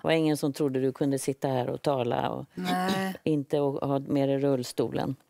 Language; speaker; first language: Swedish; native; Swedish